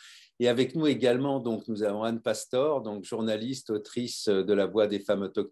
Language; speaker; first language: French; native; French